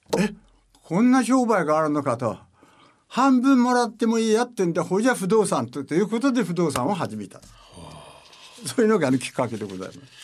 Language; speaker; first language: Japanese; native; Japanese